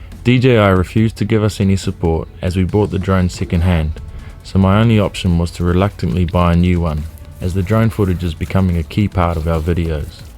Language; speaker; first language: English; native; English